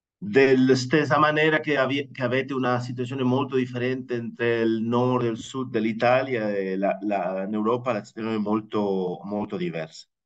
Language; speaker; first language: Italian; non-native, fluent; Spanish